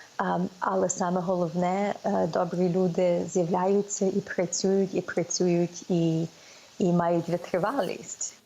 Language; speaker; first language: Ukrainian; early bilingual, heritage; Ukrainian